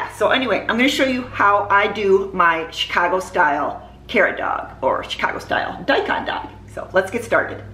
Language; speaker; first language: English; native; English